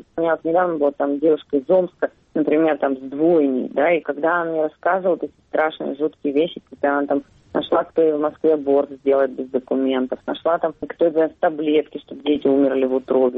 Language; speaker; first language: Russian; native; Russian